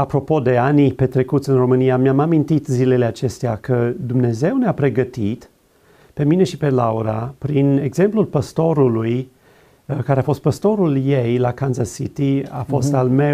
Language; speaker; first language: Romanian; non-native, fluent; English